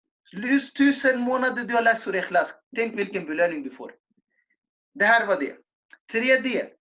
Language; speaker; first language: Swedish; non-native, fluent; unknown